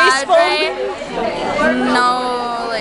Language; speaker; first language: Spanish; non-native, learner; English